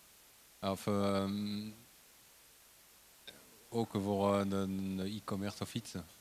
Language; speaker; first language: Dutch; non-native, local second language; French